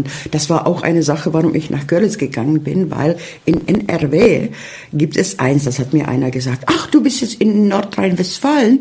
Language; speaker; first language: German; early bilingual, heritage; Czech